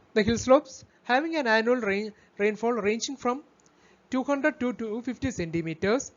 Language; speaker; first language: English; non-native, local second language; Malayalam